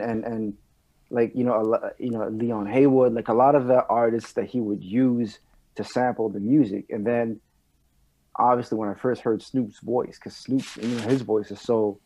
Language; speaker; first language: English; non-native, fluent; French